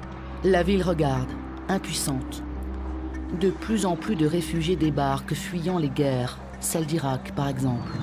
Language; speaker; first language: French; native; French